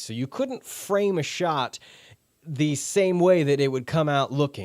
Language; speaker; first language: English; native; English